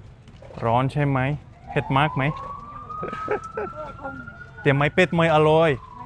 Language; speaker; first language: Thai; non-native, learner; Russian